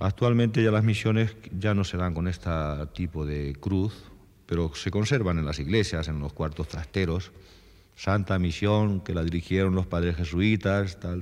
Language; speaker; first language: Spanish; native; Spanish